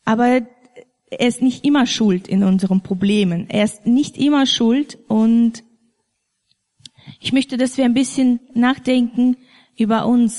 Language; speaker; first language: German; non-native, fluent; Russian